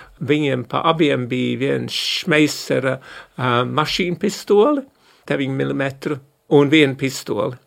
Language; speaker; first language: Latvian; early bilingual, heritage; Latvian